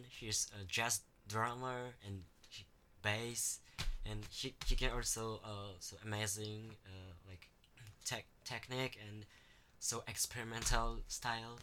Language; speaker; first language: English; non-native, learner; Japanese